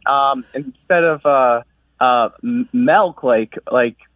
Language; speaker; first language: English; native; English